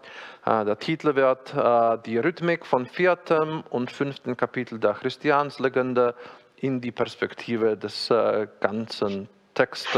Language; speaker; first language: German; non-native, fluent; Czech